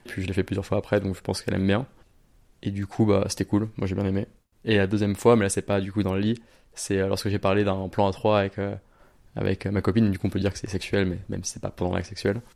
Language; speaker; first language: French; native; French